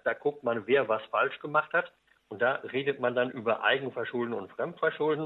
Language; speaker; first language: German; native; German